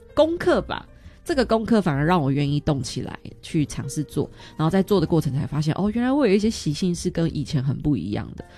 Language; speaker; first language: Chinese; native; Chinese